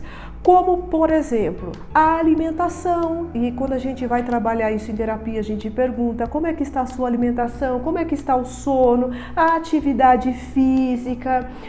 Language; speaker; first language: Portuguese; native; Portuguese